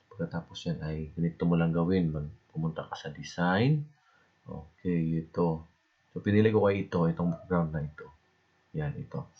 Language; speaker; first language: Filipino; non-native, local second language; Cebuano